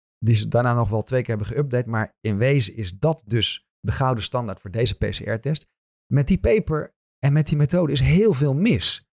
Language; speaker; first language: Dutch; native; Dutch